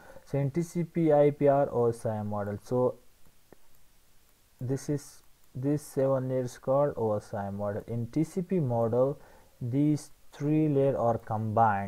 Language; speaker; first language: English; non-native, fluent; Persian